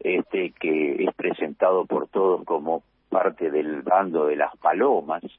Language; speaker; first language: Spanish; native; Spanish